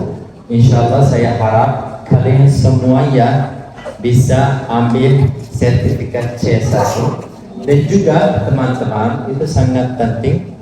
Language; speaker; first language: Indonesian; non-native, fluent; Turkish